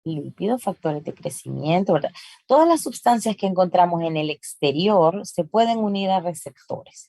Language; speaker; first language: Spanish; native; Spanish